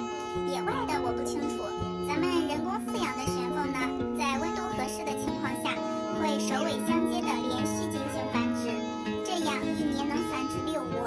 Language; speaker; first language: Chinese; native; Chinese